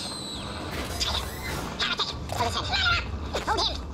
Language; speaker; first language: English; native; English